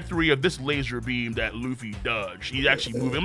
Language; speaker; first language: English; native; English